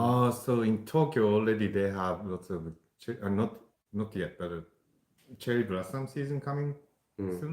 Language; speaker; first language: English; non-native, fluent; Japanese